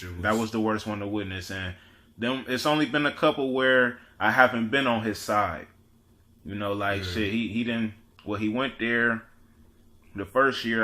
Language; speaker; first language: English; native; English